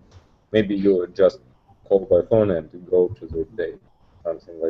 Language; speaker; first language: English; non-native, learner; Russian